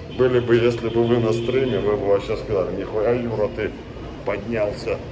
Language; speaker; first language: Russian; native; Russian